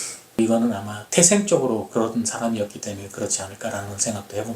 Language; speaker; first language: Korean; native; Korean